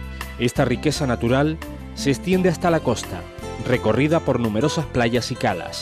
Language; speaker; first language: Spanish; native; Spanish